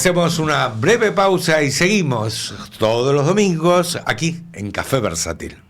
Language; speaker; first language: Spanish; native; Spanish